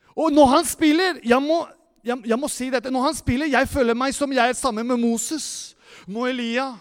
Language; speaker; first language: Norwegian; non-native, fluent; Spanish